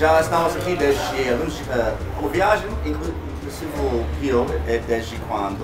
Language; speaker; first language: Portuguese; non-native, learner; English